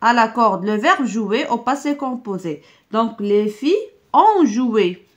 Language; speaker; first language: French; non-native, local second language; Arabic